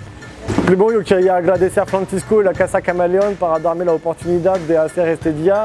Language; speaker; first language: Spanish; non-native, learner; French